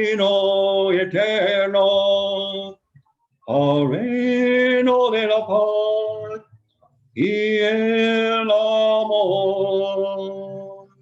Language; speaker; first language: Spanish; non-native, fluent; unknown